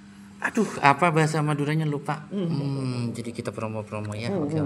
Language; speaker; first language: Indonesian; native; Indonesian